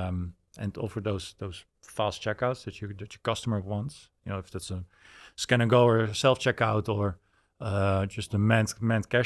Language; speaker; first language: English; non-native, fluent; Dutch